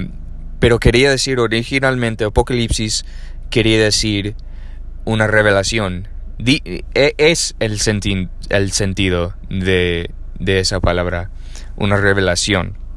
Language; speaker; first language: Spanish; non-native, learner; English